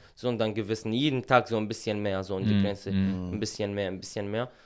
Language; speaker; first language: German; non-native, fluent; Arabic